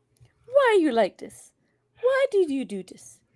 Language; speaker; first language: English; native; English